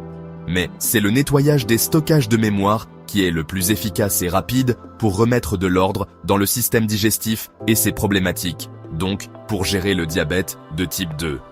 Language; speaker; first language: French; native; French